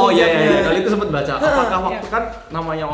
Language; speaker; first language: Indonesian; native; Indonesian